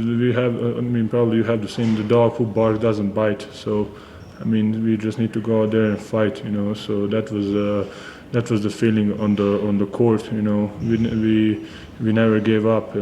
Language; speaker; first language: English; non-native, fluent; Serbian